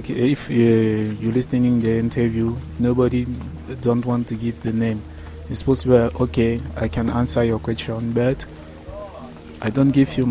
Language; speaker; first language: English; non-native, learner; Persian